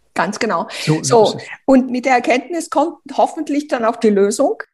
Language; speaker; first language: German; early bilingual, other home language; Romanian